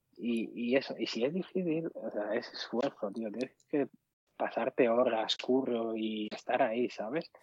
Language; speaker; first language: Spanish; early bilingual, other home language; Arabic